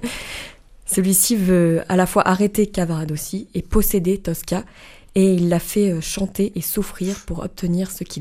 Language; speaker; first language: French; native; French